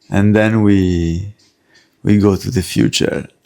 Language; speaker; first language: English; non-native, learner; Italian